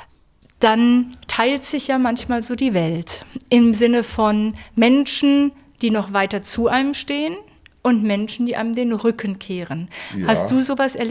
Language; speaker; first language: German; native; German